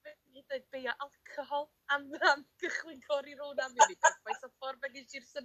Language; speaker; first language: Welsh; native; Welsh